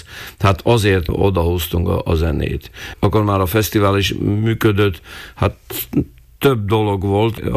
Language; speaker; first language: Hungarian; non-native, local second language; Slovak